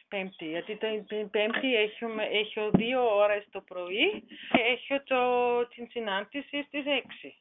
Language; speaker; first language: Greek; non-native, learner; German